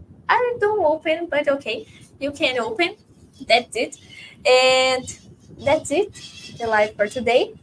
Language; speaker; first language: English; non-native, fluent; Portuguese